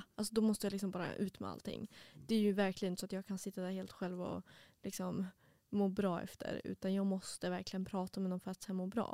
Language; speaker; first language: Swedish; native; Swedish